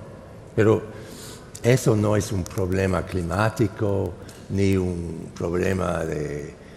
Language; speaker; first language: Spanish; non-native, fluent; English